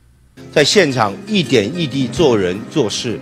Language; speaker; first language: Chinese; non-native, local second language; Cantonese